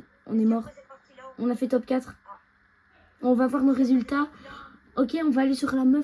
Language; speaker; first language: French; native; French